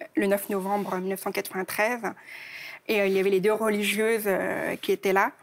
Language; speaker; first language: French; native; French